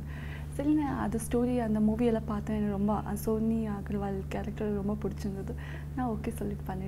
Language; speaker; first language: Tamil; non-native, learner; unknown